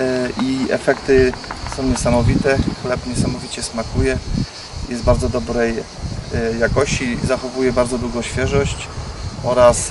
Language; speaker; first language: Polish; native; Polish